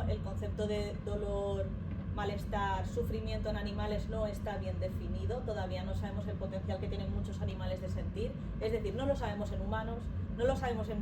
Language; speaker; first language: Spanish; native; Spanish